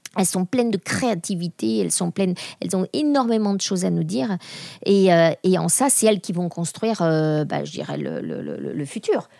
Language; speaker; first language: French; native; French